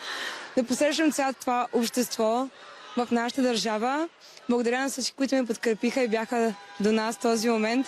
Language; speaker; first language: Bulgarian; native; Bulgarian